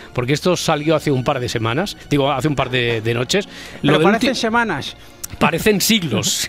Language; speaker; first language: Spanish; native; Spanish